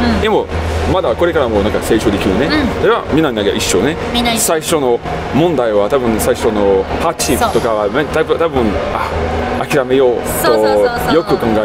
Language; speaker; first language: Japanese; non-native, fluent; French